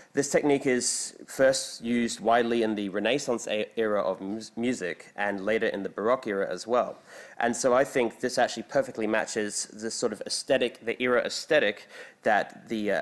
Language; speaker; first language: English; native; English